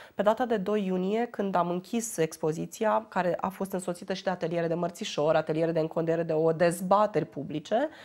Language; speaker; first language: Romanian; native; Romanian